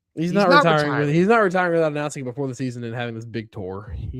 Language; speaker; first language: English; native; English